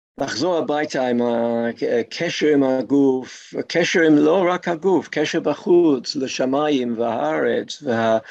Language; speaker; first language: Hebrew; non-native, fluent; English